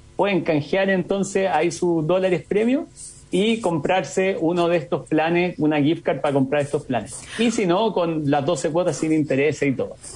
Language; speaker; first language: Spanish; native; Spanish